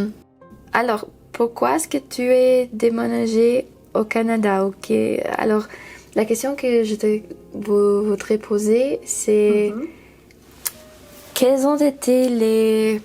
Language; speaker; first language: French; non-native, learner; English